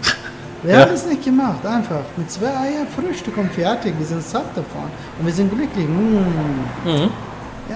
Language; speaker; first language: German; non-native, learner; Turkish